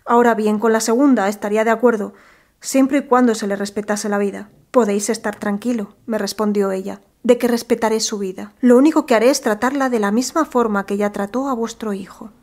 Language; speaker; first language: Spanish; native; Spanish